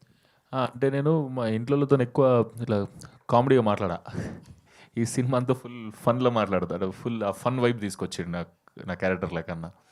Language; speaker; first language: Telugu; native; Telugu